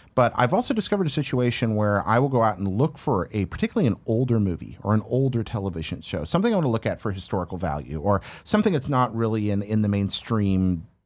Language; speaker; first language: English; native; English